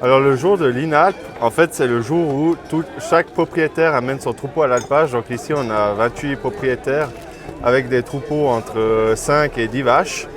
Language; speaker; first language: French; native; French